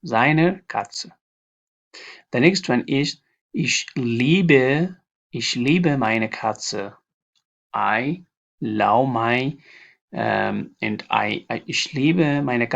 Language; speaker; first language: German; non-native, learner; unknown